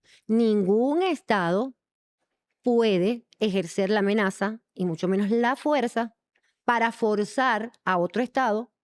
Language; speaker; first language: Spanish; native; Spanish